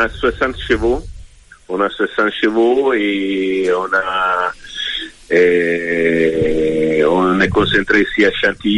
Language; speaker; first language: French; non-native, fluent; Italian